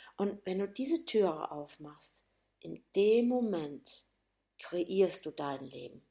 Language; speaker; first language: German; native; German